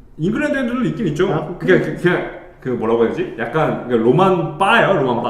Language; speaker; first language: Korean; native; Korean